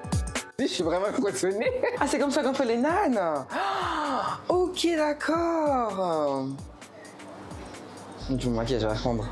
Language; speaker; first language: French; native; French